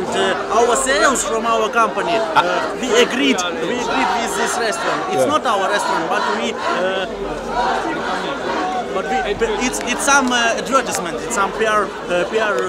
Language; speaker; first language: English; non-native, learner; Russian